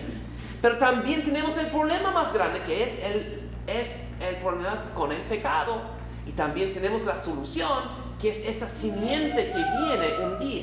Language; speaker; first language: Spanish; non-native, fluent; English